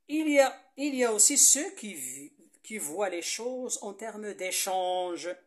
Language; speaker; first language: French; non-native, local second language; Arabic